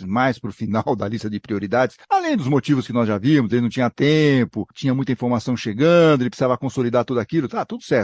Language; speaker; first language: Portuguese; native; Portuguese